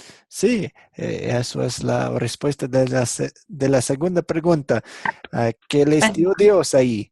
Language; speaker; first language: Spanish; non-native, fluent; English